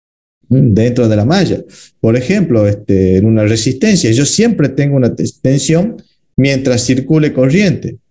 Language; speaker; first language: Spanish; native; Spanish